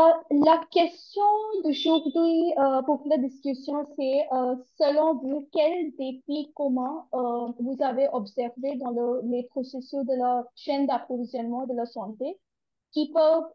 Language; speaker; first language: French; non-native, learner; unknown